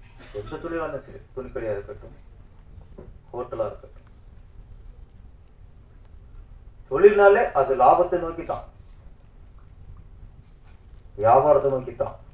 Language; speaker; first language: Tamil; native; Tamil